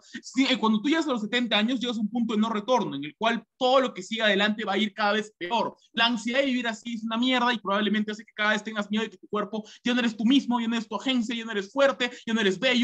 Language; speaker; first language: Spanish; native; Spanish